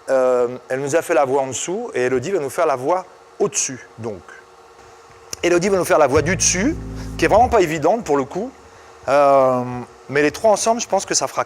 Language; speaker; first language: French; native; French